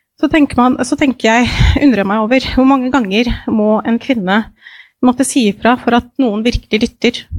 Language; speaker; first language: Norwegian; non-native, fluent; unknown